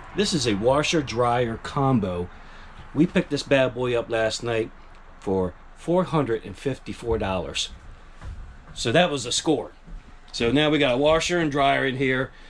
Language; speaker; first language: English; native; English